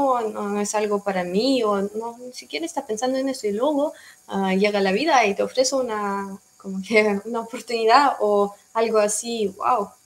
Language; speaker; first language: Spanish; non-native, fluent; Russian